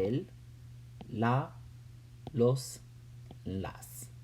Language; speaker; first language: Spanish; non-native, fluent; English